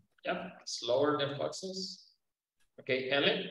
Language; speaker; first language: English; non-native, fluent; Spanish